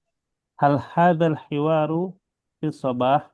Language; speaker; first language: Arabic; non-native, fluent; Indonesian